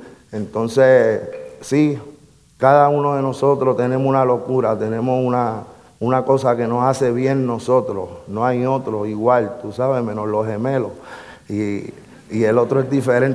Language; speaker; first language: Spanish; native; Spanish